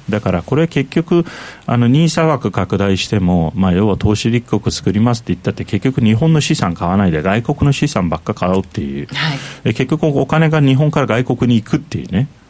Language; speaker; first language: Japanese; non-native, fluent; Turkish